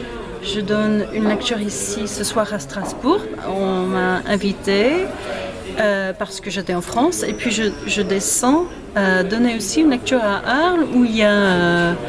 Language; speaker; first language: French; non-native, fluent; English